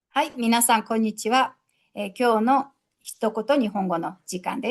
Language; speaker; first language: Japanese; non-native, fluent; Mongolian